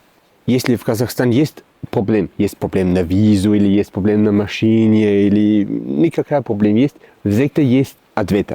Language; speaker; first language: Russian; non-native, learner; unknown